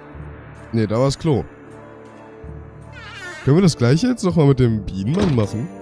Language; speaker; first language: German; native; German